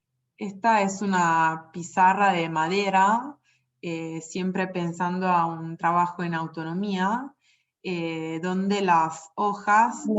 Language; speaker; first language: Spanish; non-native, fluent; Italian